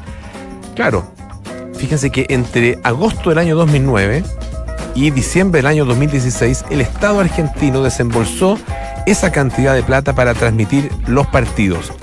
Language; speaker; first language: Spanish; native; Spanish